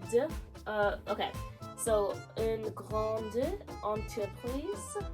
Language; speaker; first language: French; non-native, learner; English